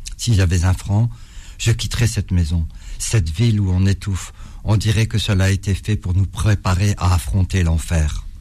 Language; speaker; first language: French; early bilingual, other home language; Arabic